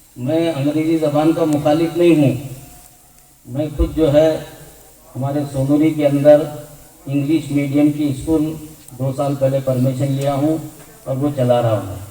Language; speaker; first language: Urdu; native; Urdu